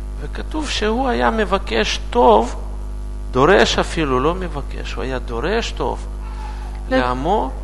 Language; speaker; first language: Hebrew; non-native, learner; Russian